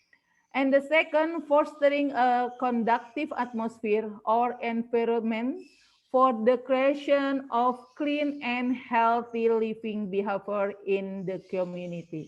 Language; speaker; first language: English; non-native, learner; Indonesian